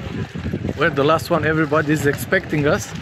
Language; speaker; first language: English; non-native, fluent; Romanian